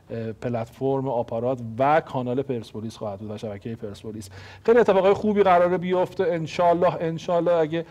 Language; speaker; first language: Persian; native; Persian